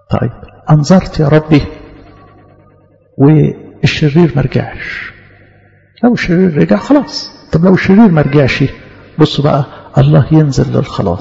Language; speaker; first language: Arabic; native; Arabic